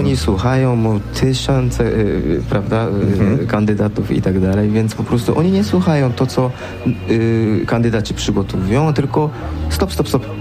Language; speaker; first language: Polish; non-native, fluent; Japanese